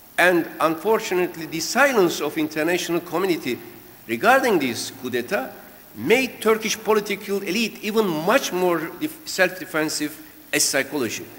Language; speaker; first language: English; non-native, fluent; Turkish